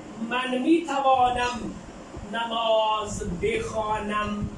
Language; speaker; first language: Persian; non-native, fluent; Urdu